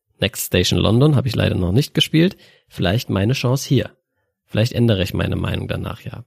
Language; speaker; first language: German; native; German